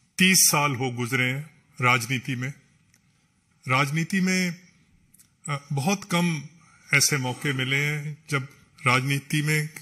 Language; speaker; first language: Hindi; non-native, local second language; Punjabi